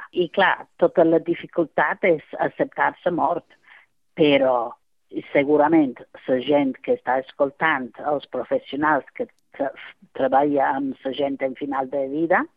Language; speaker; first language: Catalan; non-native, fluent; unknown